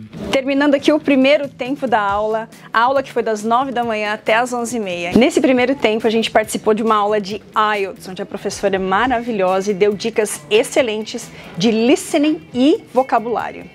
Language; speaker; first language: Portuguese; native; Portuguese